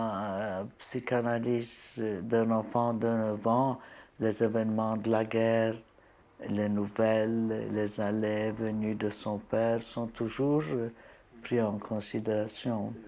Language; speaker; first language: French; non-native, fluent; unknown